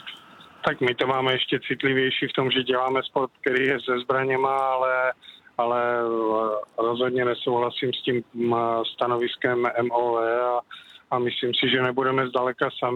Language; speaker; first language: Czech; native; Czech